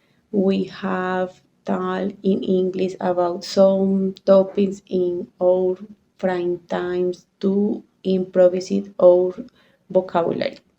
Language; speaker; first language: English; non-native, learner; Spanish